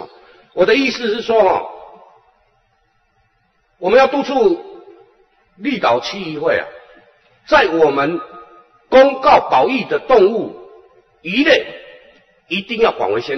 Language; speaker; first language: Chinese; native; Chinese